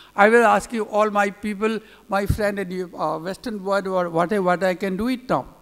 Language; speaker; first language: English; non-native, local second language; Urdu